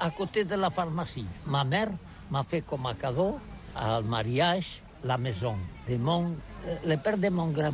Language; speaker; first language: French; non-native, learner; Catalan